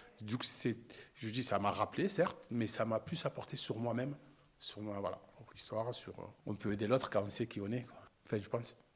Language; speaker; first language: French; native; French